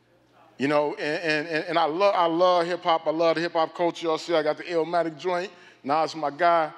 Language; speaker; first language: English; native; English